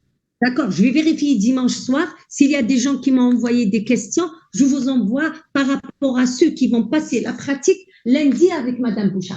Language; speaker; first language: French; non-native, local second language; Arabic